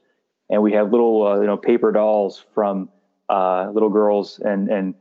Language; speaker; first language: English; native; English